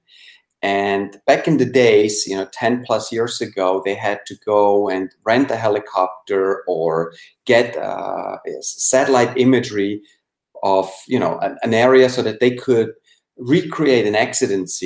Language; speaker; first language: English; non-native, fluent; Swiss German